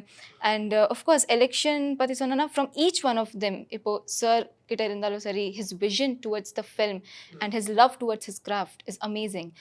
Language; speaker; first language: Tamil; non-native, fluent; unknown